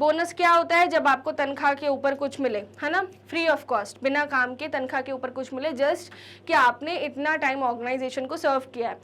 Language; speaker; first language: Hindi; native; Hindi